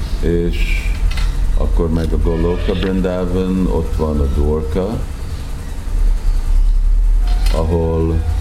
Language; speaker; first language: Hungarian; early bilingual, heritage; Hungarian